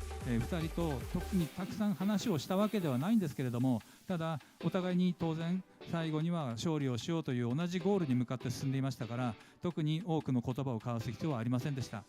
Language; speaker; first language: Japanese; native; Japanese